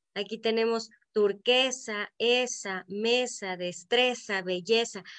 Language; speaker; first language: Spanish; native; Spanish